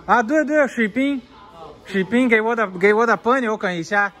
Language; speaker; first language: Chinese; non-native, learner; English